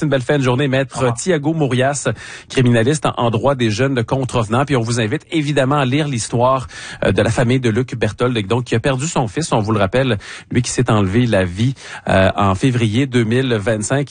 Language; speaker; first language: French; native; French